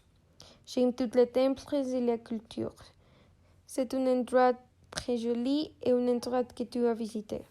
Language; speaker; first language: French; non-native, learner; Spanish